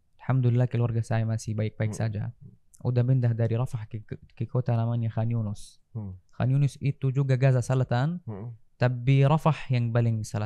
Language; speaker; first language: Indonesian; non-native, fluent; Arabic